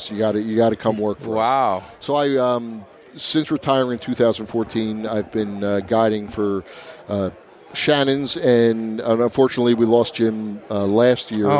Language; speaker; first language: English; native; English